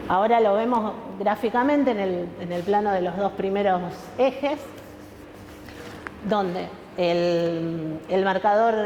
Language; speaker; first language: Spanish; native; Spanish